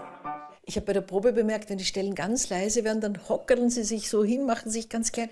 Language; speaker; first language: German; native; German